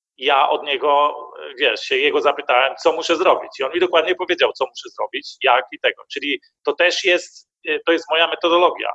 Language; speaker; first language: Polish; early bilingual, heritage; Polish